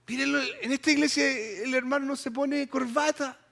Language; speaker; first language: Spanish; native; Spanish